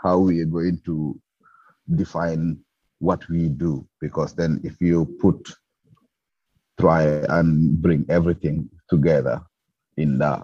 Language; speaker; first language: English; non-native, local second language; Mandingo